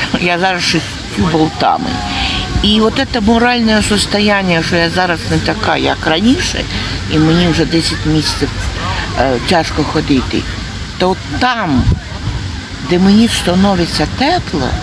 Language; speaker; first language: Ukrainian; non-native, local second language; Russian